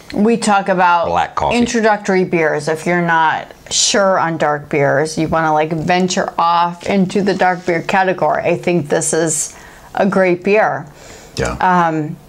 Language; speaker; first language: English; native; English